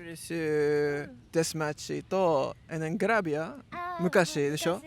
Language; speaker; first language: Japanese; non-native, learner; English